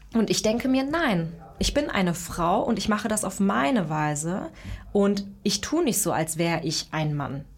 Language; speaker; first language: German; early bilingual, other home language; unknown